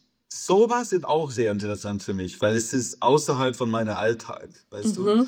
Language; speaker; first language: German; non-native, fluent; English